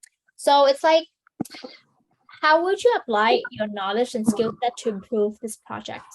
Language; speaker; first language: English; non-native, fluent; Vietnamese